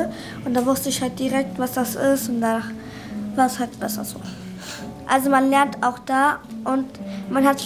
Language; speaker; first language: German; early bilingual, other home language; Arabic